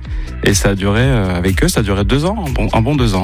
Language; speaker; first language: French; native; French